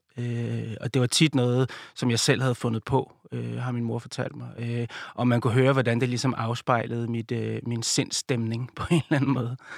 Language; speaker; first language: Danish; native; Danish